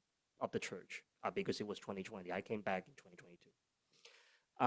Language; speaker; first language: English; non-native, local second language; Cantonese